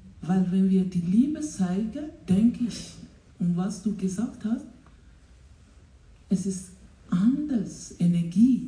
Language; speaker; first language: German; non-native, learner; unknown